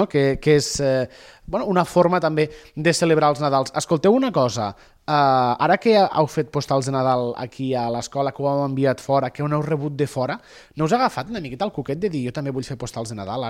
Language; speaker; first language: Catalan; native; Catalan